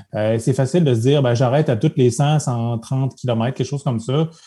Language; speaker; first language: French; native; French